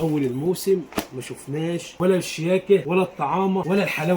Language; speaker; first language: Arabic; native; Arabic